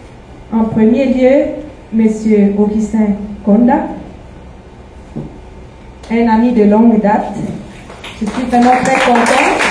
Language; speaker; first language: French; non-native, fluent; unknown